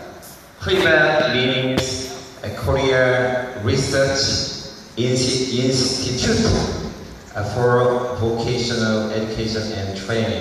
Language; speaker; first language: English; non-native, learner; Korean